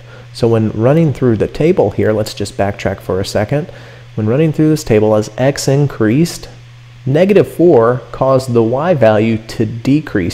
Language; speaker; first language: English; native; English